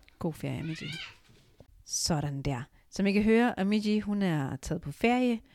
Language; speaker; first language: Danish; early bilingual, other home language; Urdu